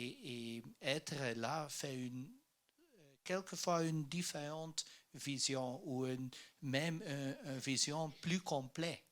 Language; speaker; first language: French; non-native, learner; Dutch